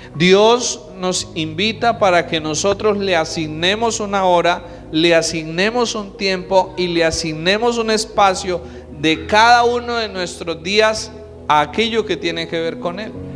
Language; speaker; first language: Spanish; native; Spanish